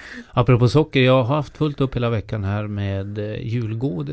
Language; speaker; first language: Swedish; native; Swedish